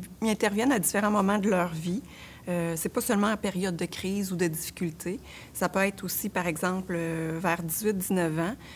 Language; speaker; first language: French; native; French